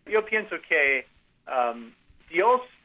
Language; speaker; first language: Spanish; non-native, learner; English